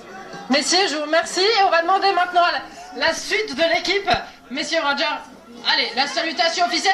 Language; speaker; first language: French; native; French